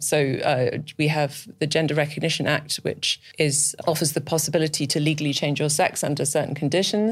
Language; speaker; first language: English; native; English